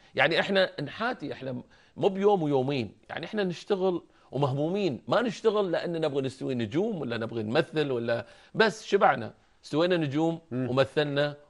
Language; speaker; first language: Arabic; native; Arabic